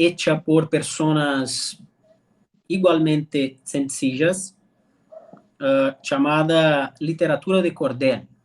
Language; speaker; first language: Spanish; non-native, learner; Portuguese